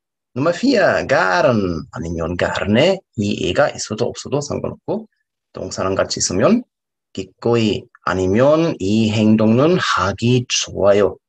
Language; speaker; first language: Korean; non-native, fluent; German